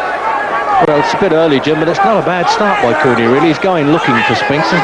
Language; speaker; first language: English; native; English